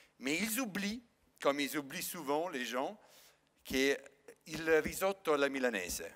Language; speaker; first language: French; non-native, fluent; Italian